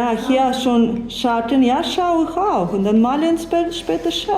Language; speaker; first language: German; non-native, learner; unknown